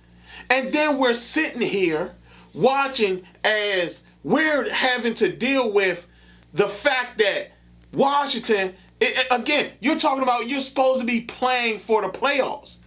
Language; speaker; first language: English; native; English